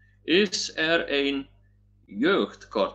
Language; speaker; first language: Dutch; non-native, learner; Polish